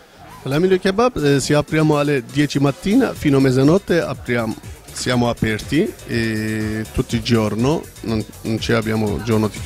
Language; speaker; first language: Italian; non-native, learner; Turkish